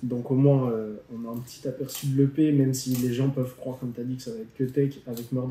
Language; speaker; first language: French; native; French